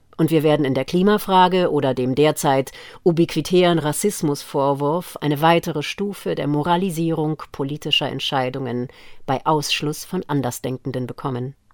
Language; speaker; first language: German; native; German